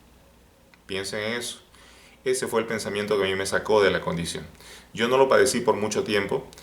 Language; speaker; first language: Spanish; native; Spanish